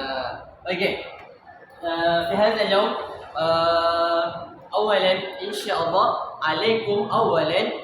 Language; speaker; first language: Arabic; non-native, learner; Malay